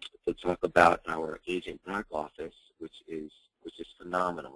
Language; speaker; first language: English; native; English